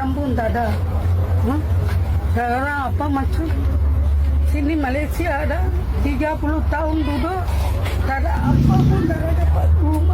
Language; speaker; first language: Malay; non-native, learner; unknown